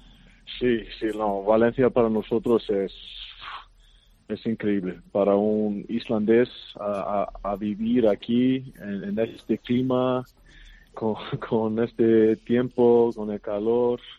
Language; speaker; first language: Spanish; non-native, fluent; Icelandic